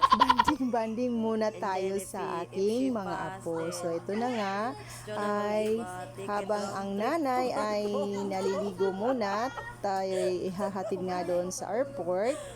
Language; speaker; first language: Filipino; native; Filipino